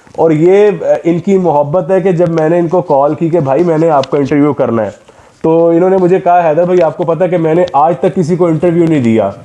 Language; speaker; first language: Urdu; non-native, local second language; Punjabi